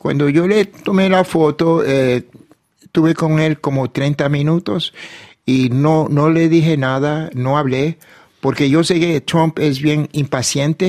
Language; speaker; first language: Spanish; early bilingual, heritage; Spanish